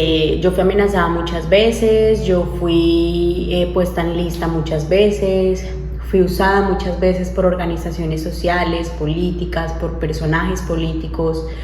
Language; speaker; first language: Spanish; native; Spanish